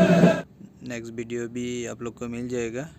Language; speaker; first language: Hindi; non-native, fluent; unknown